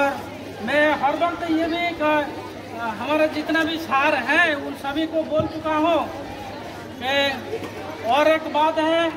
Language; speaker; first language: Hindi; non-native, local second language; Odia